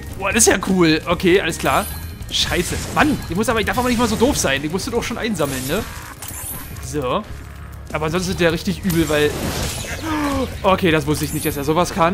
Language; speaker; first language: German; native; German